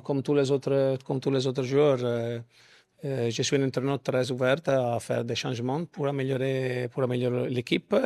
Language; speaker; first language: French; non-native, fluent; Italian